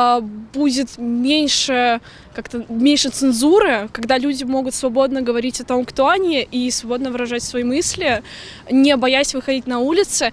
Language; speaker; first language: Russian; native; Russian